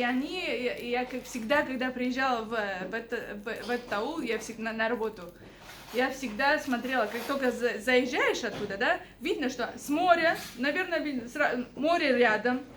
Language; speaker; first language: Russian; native; Russian